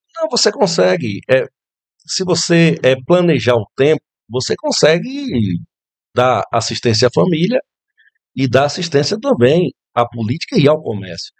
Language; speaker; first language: Portuguese; native; Portuguese